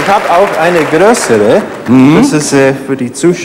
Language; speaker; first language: German; non-native, fluent; English